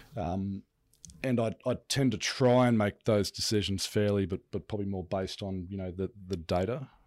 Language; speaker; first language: English; native; English